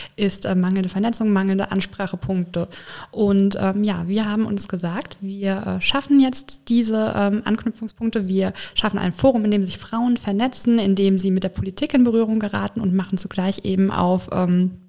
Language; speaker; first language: German; native; German